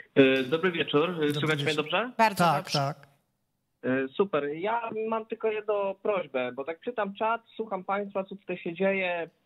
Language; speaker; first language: Polish; native; Polish